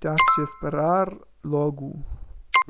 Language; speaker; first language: Portuguese; non-native, learner; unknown